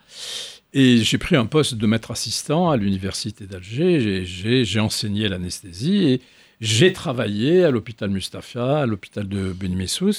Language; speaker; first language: French; non-native, local second language; Arabic